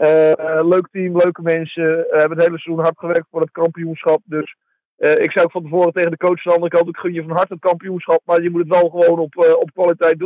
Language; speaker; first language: Dutch; native; Dutch